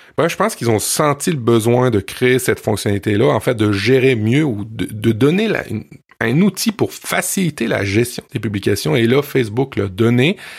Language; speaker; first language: French; native; French